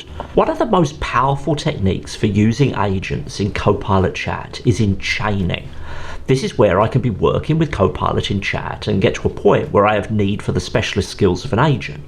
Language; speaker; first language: English; native; English